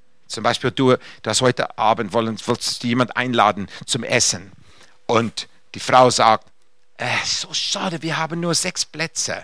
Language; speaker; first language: German; non-native, fluent; English